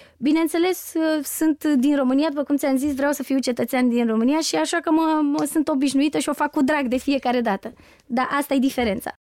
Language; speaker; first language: Romanian; native; Romanian